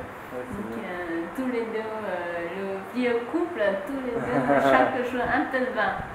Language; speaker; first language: French; non-native, fluent; Vietnamese